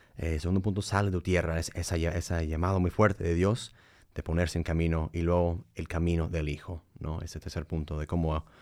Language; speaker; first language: Spanish; early bilingual, heritage; Spanish